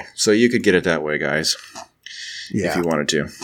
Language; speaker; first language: English; native; English